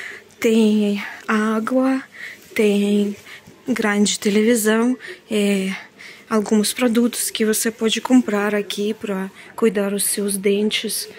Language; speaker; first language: Portuguese; non-native, fluent; Russian